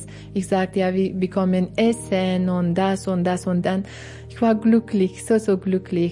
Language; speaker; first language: German; non-native, learner; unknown